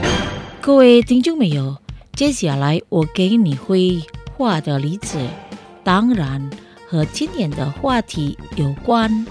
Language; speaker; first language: Chinese; non-native, fluent; Indonesian